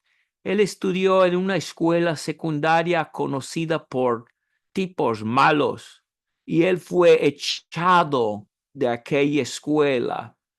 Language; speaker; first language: Spanish; non-native, fluent; English